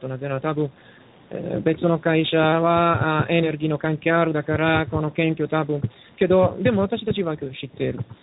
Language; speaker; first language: Japanese; non-native, learner; Italian